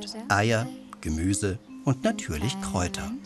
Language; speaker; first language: German; native; German